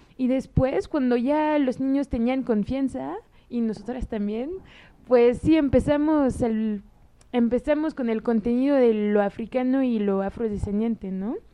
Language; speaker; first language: Spanish; non-native, fluent; French